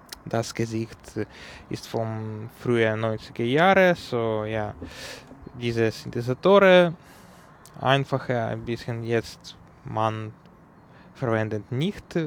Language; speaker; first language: German; non-native, learner; Ukrainian